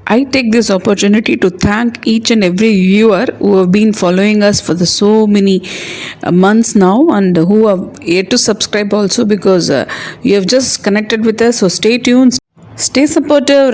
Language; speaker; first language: English; non-native, local second language; Tamil